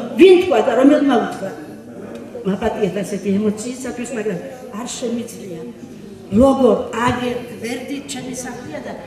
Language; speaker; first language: Georgian; native; Georgian